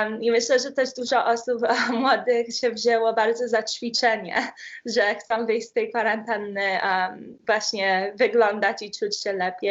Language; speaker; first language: Polish; early bilingual, heritage; Polish